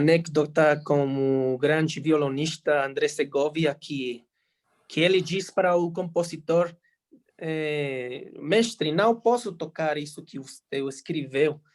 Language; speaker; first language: Portuguese; non-native, fluent; Spanish